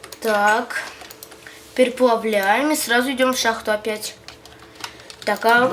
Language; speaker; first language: Russian; native; Russian